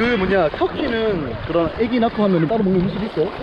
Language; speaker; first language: Korean; native; Korean